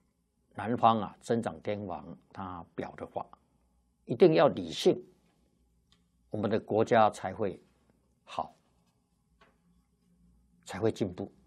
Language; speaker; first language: Chinese; native; Chinese